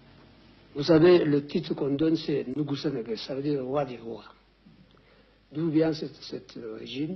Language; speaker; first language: French; non-native, fluent; Amharic